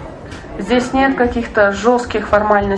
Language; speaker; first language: Russian; native; Russian